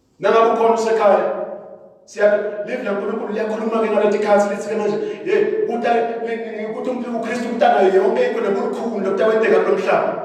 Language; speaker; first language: Zulu; non-native, local second language; Swati